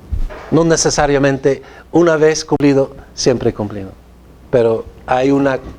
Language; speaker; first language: Spanish; non-native, fluent; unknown